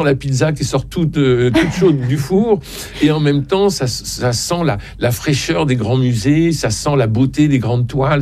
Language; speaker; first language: French; native; French